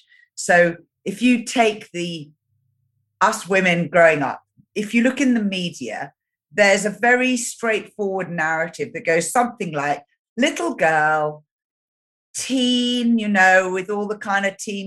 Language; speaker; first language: English; native; English